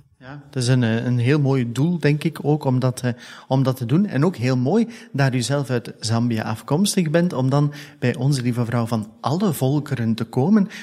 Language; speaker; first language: Dutch; native; Dutch